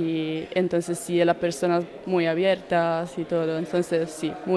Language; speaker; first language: Spanish; non-native, learner; Italian